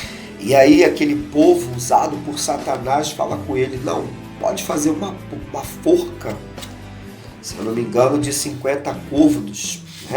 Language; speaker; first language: Portuguese; native; Portuguese